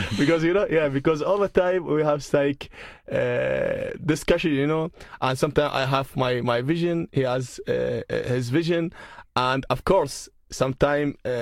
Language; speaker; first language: English; non-native, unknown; Arabic